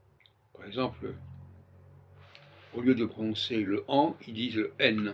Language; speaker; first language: French; native; French